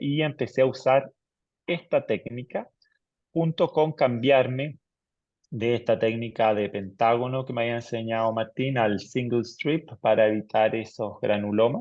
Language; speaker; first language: Spanish; native; Spanish